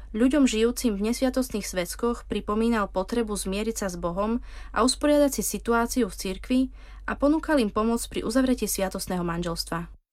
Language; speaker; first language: Slovak; native; Slovak